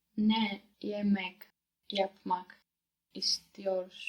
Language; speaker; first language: Turkish; non-native, learner; English